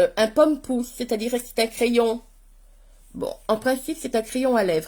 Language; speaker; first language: French; native; French